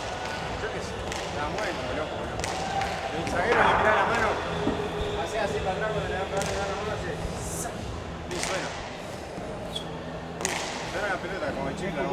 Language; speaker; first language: Spanish; native; Spanish